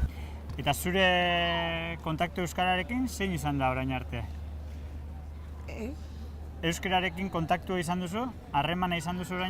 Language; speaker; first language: Basque; native; Basque